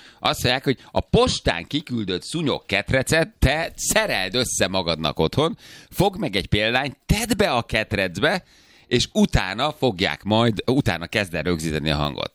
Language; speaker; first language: Hungarian; native; Hungarian